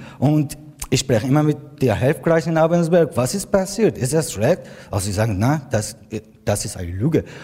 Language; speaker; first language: German; non-native, learner; Arabic